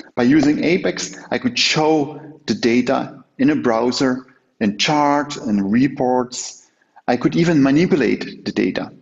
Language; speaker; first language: English; non-native, fluent; Dutch